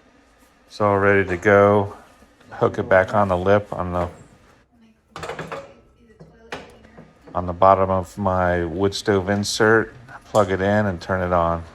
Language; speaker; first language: English; native; English